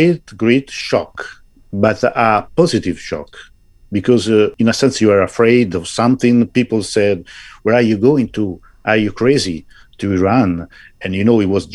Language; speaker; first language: English; non-native, fluent; Italian